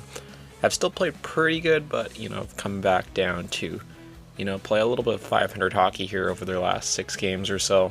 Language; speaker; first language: English; native; English